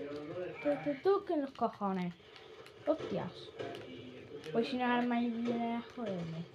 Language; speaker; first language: Spanish; native; Spanish